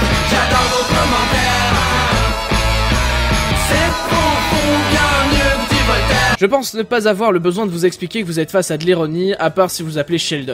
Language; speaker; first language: French; native; French